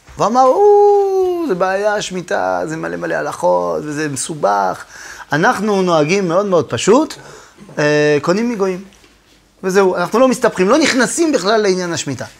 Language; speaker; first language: Hebrew; non-native, fluent; French